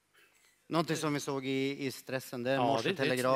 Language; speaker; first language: Swedish; native; Swedish